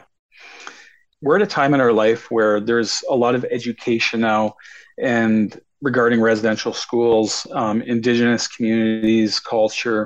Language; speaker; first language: English; native; English